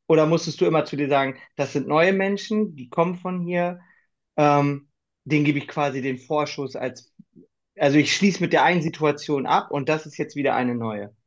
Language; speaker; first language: German; native; German